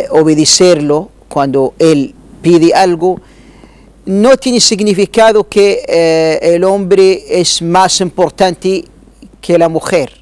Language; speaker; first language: Spanish; non-native, learner; Arabic